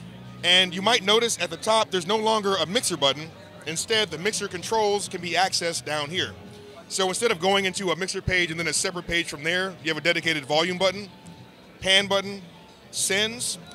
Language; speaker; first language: English; native; English